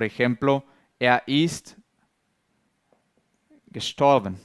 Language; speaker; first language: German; non-native, fluent; Spanish